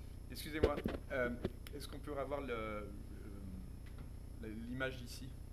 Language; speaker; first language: French; native; French